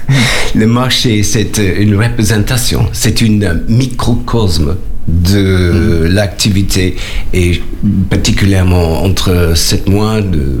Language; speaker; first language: French; non-native, learner; English